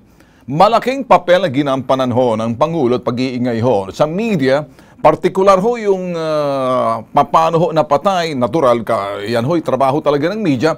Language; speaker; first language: Filipino; native; Filipino